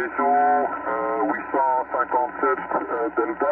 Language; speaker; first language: French; non-native, fluent; Greek